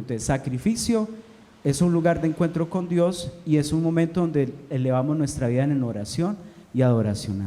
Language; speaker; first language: Spanish; native; Spanish